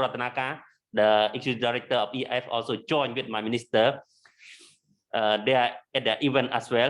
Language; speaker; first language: English; non-native, learner; Khmer